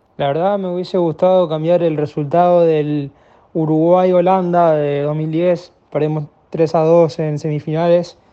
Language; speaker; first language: Spanish; native; Spanish